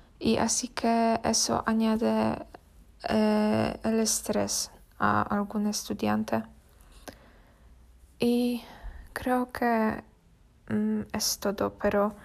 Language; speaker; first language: Spanish; non-native, learner; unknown